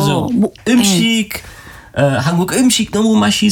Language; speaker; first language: Korean; non-native, learner; German